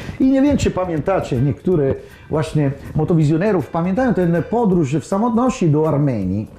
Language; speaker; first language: Polish; non-native, learner; Italian